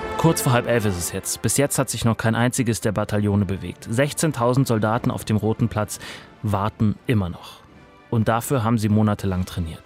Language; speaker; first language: German; native; German